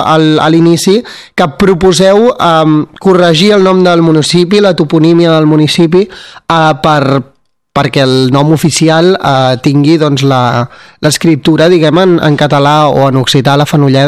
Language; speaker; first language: Catalan; native; Catalan